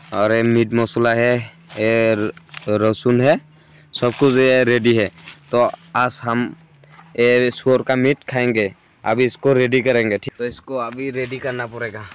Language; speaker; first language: Hindi; non-native, local second language; Assamese